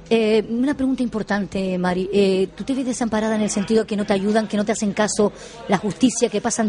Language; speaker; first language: Spanish; native; Spanish